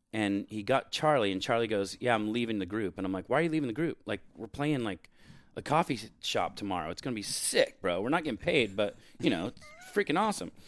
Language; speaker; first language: English; native; English